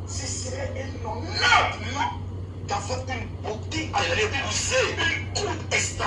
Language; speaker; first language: French; native; French